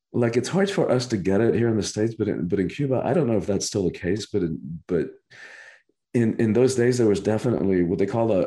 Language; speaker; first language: English; early bilingual, other home language; Spanish